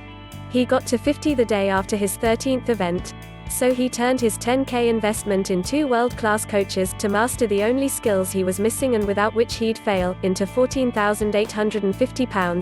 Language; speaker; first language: English; native; English